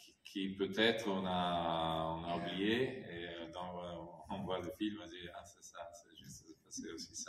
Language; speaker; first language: French; non-native, fluent; Italian